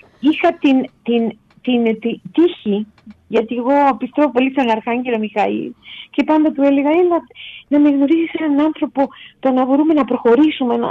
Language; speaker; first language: Greek; non-native, fluent; Spanish